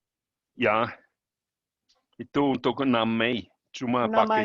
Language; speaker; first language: Indonesian; non-native, learner; German